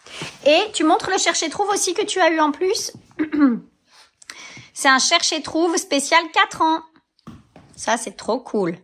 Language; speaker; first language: French; native; French